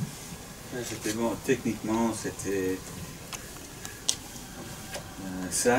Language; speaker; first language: French; non-native, fluent; English